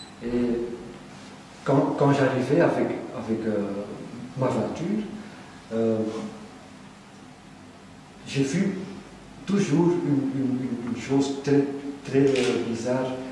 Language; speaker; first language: French; non-native, fluent; Dutch